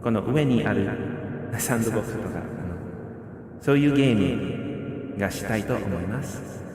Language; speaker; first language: Japanese; non-native, fluent; English